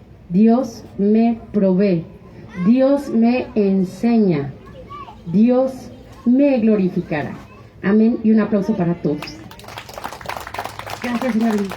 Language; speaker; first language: Spanish; native; Spanish